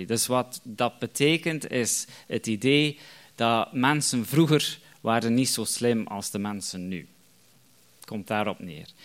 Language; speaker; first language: Dutch; non-native, fluent; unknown